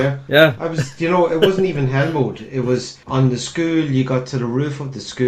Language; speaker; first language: English; native; English